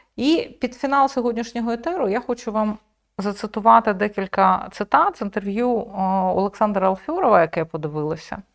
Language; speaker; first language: Ukrainian; native; Ukrainian